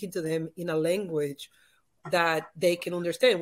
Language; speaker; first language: English; non-native, fluent; Spanish